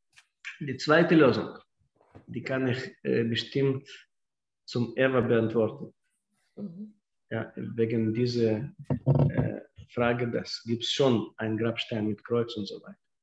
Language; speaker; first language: German; non-native, fluent; Russian